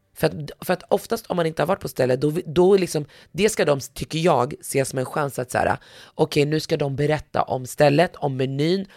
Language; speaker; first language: Swedish; early bilingual, other home language; Arabic